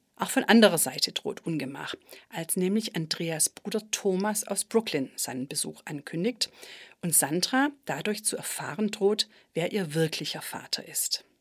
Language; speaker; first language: German; native; German